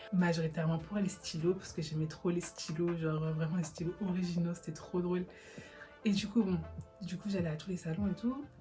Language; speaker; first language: French; early bilingual, other home language; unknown